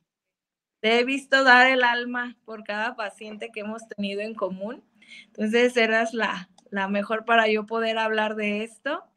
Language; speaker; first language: Spanish; native; Spanish